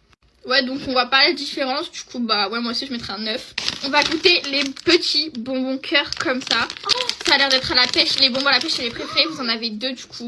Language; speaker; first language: French; native; French